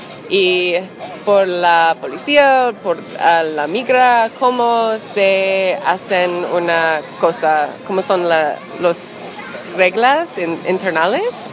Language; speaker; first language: Spanish; non-native, learner; English